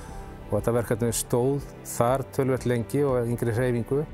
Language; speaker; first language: Icelandic; native; Icelandic